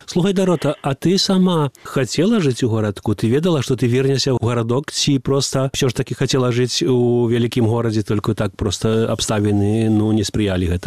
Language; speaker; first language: Polish; non-native, local second language; Belarusian